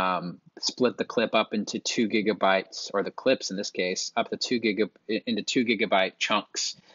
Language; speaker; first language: English; native; English